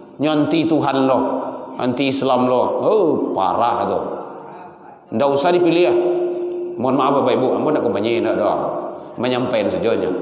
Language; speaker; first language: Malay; non-native, local second language; Minangkabau